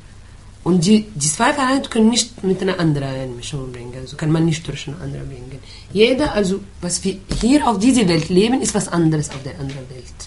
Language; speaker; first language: German; non-native, fluent; Arabic